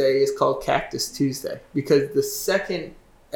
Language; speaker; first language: English; native; English